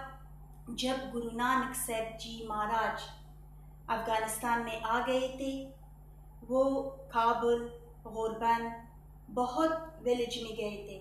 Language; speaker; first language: Hindi; non-native, fluent; Persian